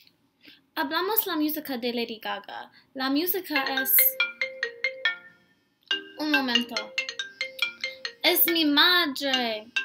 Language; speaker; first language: Spanish; non-native, learner; English